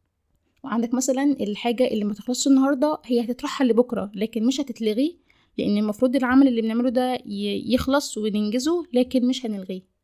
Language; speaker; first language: Arabic; native; Arabic